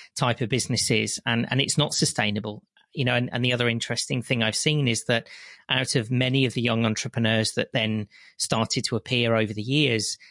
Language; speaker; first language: English; native; English